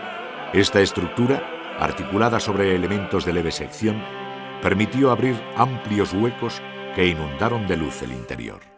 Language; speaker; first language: Spanish; native; Spanish